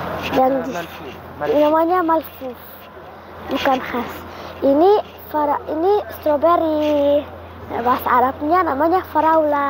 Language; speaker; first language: Indonesian; early bilingual, heritage; Indonesian